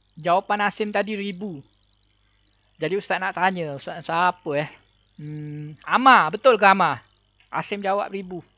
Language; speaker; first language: Malay; native; Malay